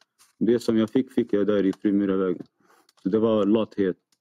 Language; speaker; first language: Swedish; non-native, fluent; Arabic